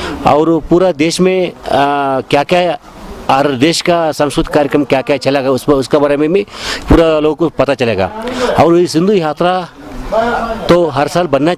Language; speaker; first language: Hindi; non-native, local second language; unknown